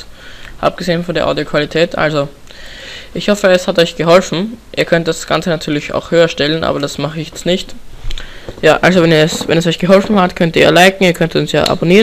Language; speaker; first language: German; native; German